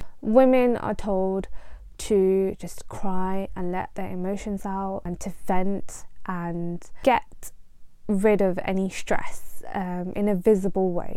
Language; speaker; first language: English; non-native, local second language; Punjabi